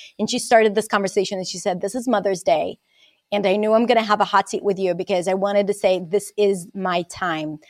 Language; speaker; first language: English; non-native, fluent; Hebrew